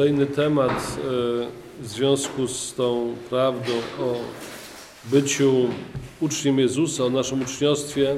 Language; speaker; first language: Polish; native; Polish